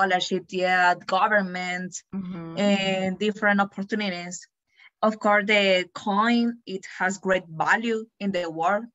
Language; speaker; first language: English; non-native, learner; Spanish